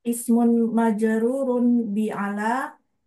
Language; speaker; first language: Arabic; non-native, learner; Indonesian